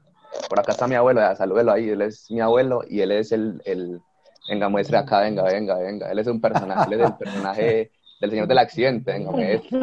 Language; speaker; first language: Spanish; native; Spanish